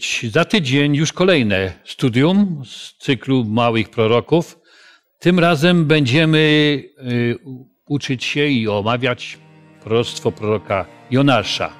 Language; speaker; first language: Polish; native; Polish